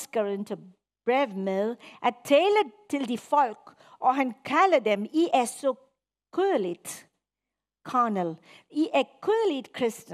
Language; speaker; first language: Danish; non-native, fluent; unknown